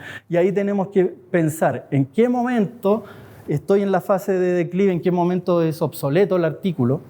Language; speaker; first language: Spanish; native; Spanish